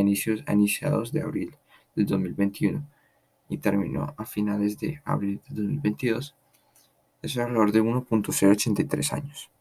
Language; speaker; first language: Spanish; native; Spanish